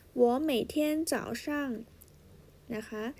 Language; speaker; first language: Chinese; non-native, fluent; Thai